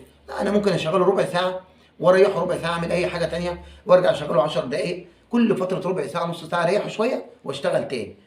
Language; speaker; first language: Arabic; native; Arabic